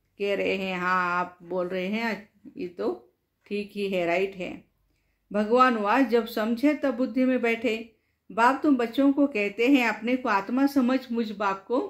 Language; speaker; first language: Hindi; non-native, local second language; Marathi